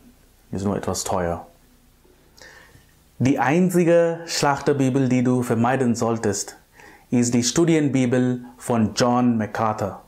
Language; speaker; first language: German; non-native, fluent; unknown